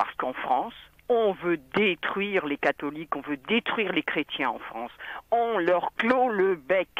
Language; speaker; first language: French; native; French